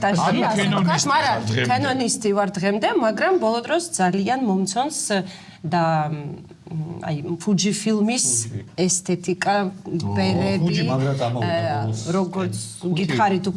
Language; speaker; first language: Georgian; non-native, fluent; Russian